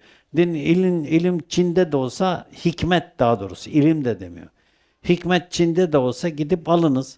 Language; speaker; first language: Turkish; native; Turkish